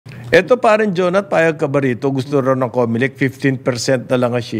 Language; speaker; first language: Filipino; native; Filipino